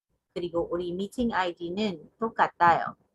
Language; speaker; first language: Korean; non-native, learner; English